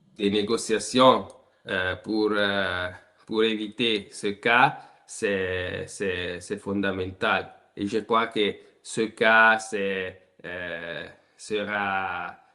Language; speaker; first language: French; non-native, learner; Italian